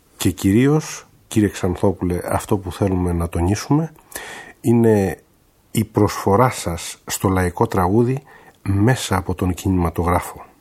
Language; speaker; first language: Greek; native; Greek